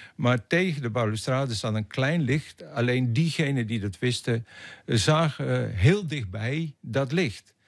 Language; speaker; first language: Dutch; native; Dutch